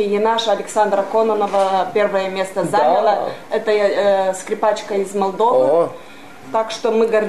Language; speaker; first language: Russian; non-native, local second language; Romanian